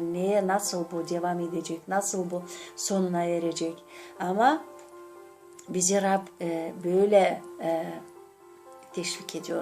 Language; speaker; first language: Turkish; non-native, learner; Gagauz